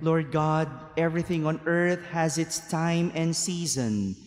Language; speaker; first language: English; non-native, local second language; Filipino